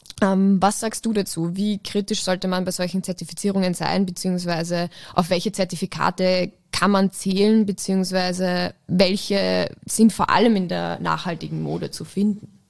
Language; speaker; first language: German; native; German